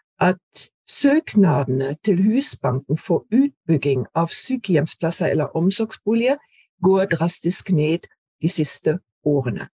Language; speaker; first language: Norwegian; non-native, fluent; German